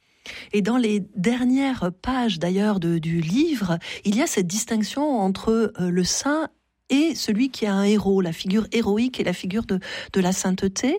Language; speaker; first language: French; native; French